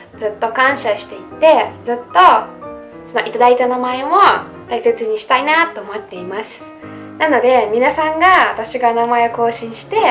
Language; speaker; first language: Japanese; non-native, fluent; Russian